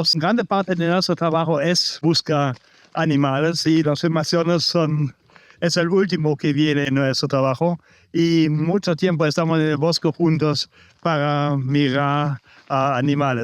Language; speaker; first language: Spanish; non-native, learner; German